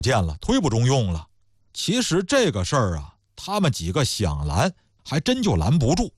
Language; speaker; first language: Chinese; native; Chinese